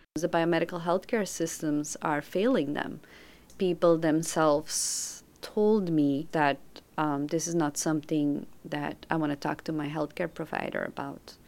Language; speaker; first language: English; non-native, fluent; Dutch